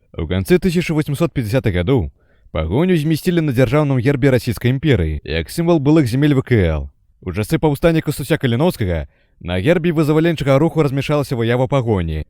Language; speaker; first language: Belarusian; native; Belarusian